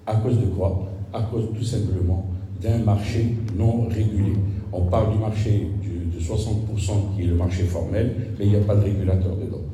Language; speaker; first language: French; non-native, local second language; Arabic